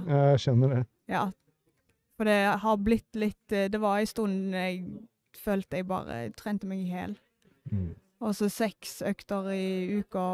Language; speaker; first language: Norwegian; native; Norwegian